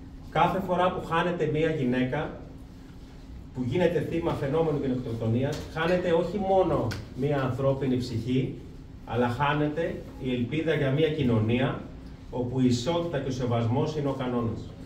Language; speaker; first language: Greek; native; Greek